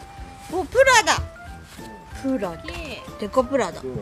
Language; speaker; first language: Japanese; native; Japanese